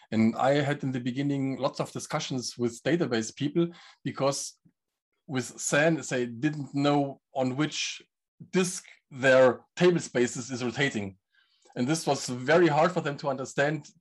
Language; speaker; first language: English; non-native, fluent; German